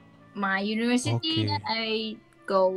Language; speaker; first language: English; non-native, learner; Thai